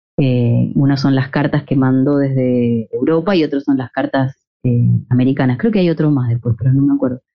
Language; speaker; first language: Spanish; native; Spanish